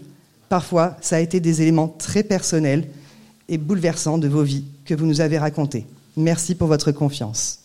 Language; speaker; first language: French; native; French